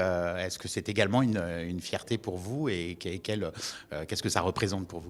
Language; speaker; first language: French; native; French